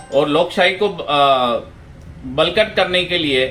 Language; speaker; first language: Hindi; non-native, local second language; Marathi